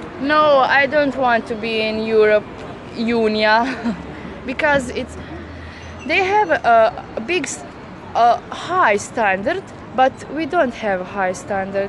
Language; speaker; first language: English; non-native, learner; Bosnian